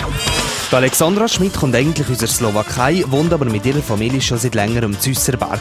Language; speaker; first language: German; native; German